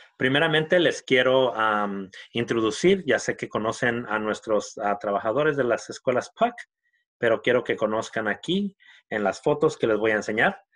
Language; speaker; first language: Spanish; early bilingual, heritage; Spanish